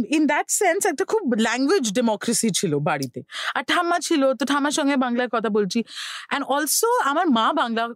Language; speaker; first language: Bangla; early bilingual, heritage; Bangla